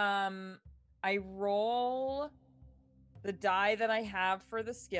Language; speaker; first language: English; native; English